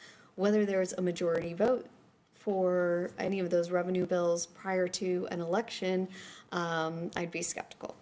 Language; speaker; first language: English; native; English